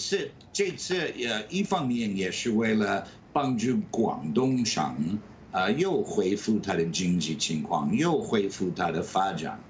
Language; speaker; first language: Chinese; non-native, fluent; English